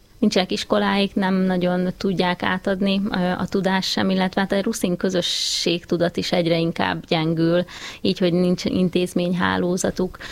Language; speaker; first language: Hungarian; native; Hungarian